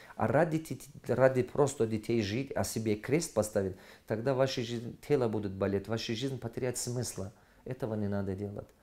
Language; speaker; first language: Russian; non-native, local second language; Tajik